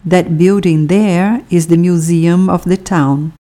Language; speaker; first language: English; non-native, fluent; Portuguese